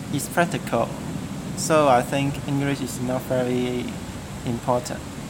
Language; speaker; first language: English; non-native, learner; Cantonese